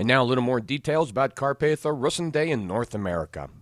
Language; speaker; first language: English; native; English